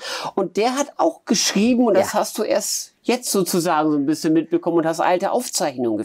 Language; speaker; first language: German; native; German